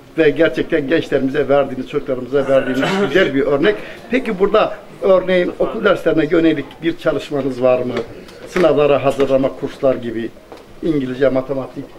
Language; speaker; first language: Turkish; native; Turkish